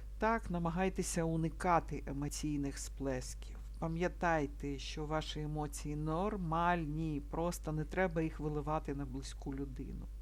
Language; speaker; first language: Ukrainian; non-native, local second language; Russian